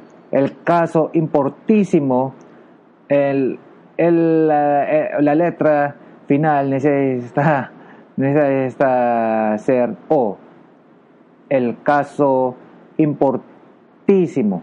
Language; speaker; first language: Spanish; non-native, learner; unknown